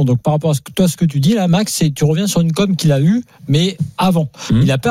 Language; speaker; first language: French; native; French